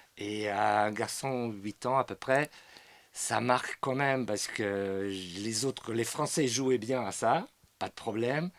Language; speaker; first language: French; non-native, fluent; German